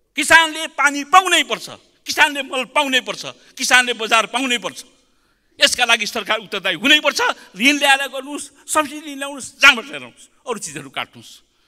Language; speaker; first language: Nepali; native; Nepali